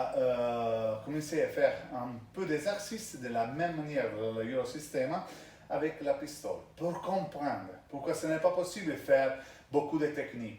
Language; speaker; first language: French; non-native, learner; Italian